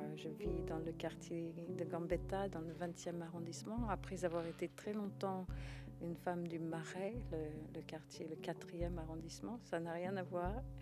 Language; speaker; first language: French; non-native, fluent; English